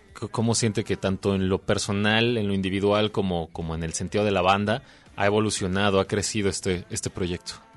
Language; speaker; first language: Spanish; native; Spanish